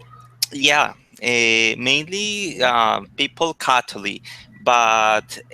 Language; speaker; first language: English; non-native, learner; Spanish